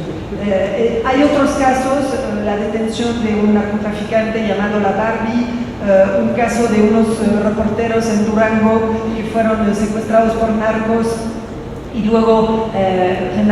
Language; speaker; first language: Spanish; non-native, fluent; French